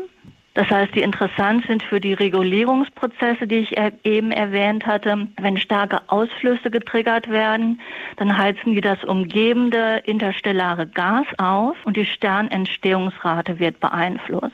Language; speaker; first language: German; native; German